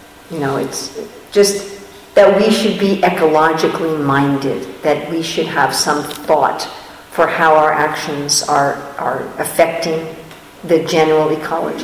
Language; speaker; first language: English; native; English